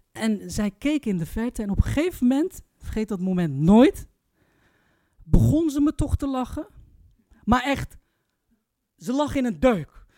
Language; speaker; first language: Dutch; early bilingual, other home language; Turkish